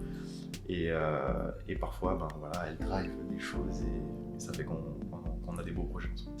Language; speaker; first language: French; native; French